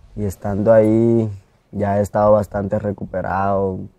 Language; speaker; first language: Spanish; native; Spanish